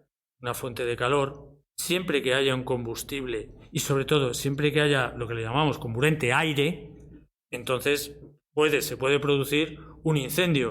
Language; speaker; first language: Spanish; native; Spanish